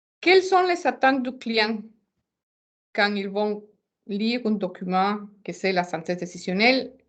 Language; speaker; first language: French; non-native, fluent; Spanish